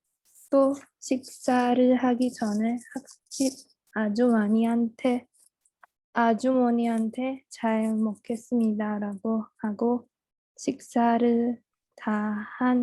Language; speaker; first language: Korean; non-native, learner; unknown